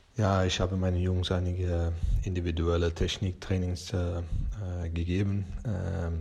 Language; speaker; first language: German; non-native, learner; Persian